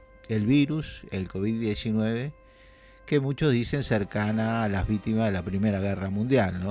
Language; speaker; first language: Spanish; native; Spanish